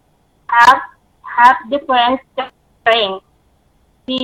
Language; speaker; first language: English; non-native, learner; Thai